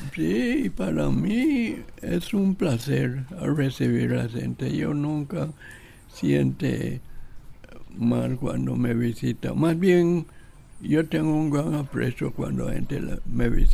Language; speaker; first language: Spanish; non-native, local second language; English